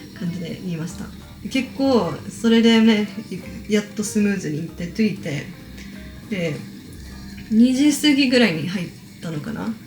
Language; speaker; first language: Japanese; early bilingual, heritage; Japanese